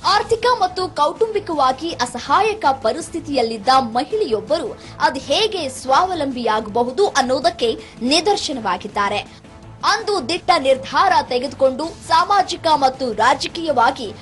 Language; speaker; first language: Kannada; native; Kannada